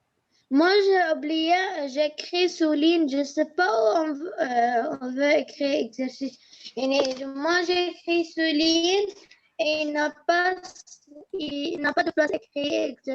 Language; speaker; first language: French; non-native, learner; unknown